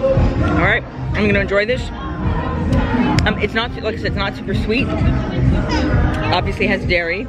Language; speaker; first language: English; native; English